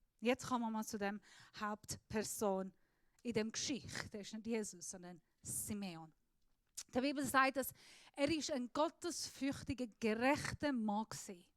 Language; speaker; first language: German; non-native, fluent; Persian